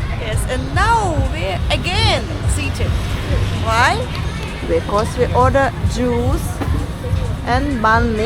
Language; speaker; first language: English; non-native, learner; Russian